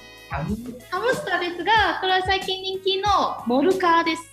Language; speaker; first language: Japanese; non-native, fluent; Chinese